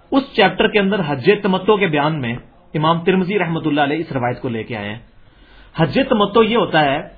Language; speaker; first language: Urdu; non-native, local second language; Punjabi